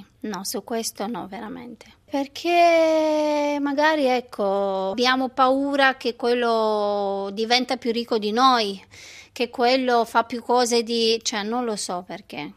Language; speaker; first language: Italian; non-native, fluent; Romanian